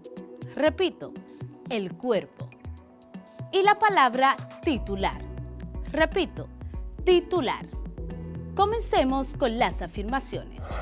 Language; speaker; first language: Spanish; native; Spanish